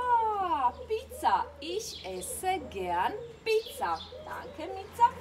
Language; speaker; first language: German; non-native, fluent; Croatian